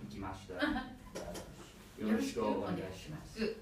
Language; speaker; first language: Japanese; non-native, learner; English